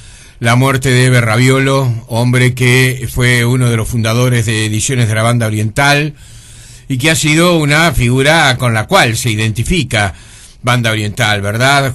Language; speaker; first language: Spanish; native; Spanish